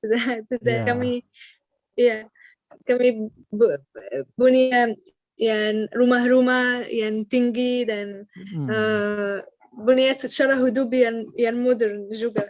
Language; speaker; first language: Indonesian; non-native, learner; Arabic